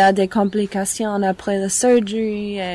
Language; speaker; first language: French; non-native, learner; English